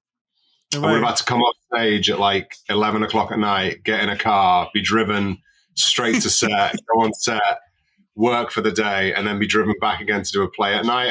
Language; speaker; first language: English; native; English